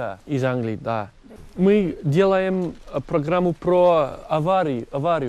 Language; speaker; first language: Russian; non-native, learner; English